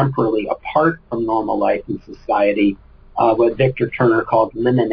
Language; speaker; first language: English; native; English